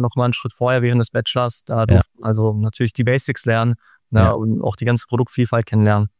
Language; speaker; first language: German; native; German